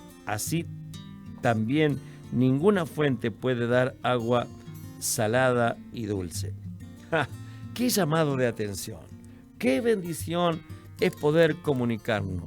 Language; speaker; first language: Spanish; native; Spanish